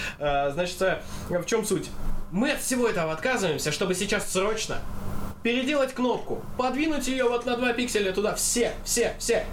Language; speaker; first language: Russian; non-native, local second language; Kazakh